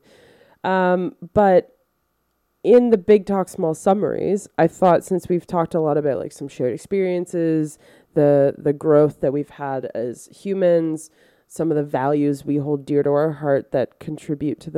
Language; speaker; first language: English; native; English